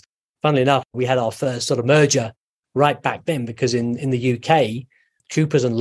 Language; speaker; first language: English; native; English